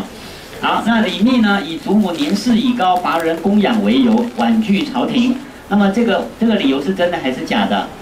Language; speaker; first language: Chinese; native; Chinese